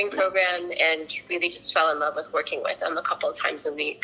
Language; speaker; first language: English; native; English